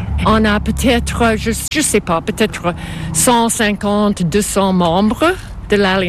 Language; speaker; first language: French; non-native, local second language; English